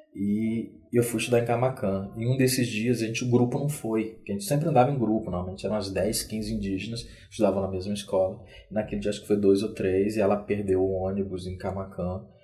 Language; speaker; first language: Portuguese; native; Portuguese